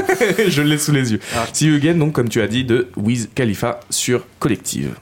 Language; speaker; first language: French; native; French